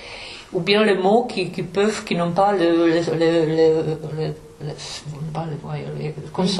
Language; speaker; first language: French; non-native, fluent; Czech